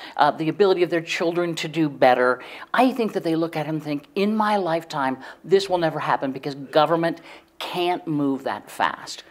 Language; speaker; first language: English; native; English